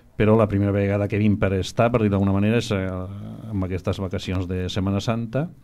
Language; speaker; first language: Catalan; non-native, local second language; Spanish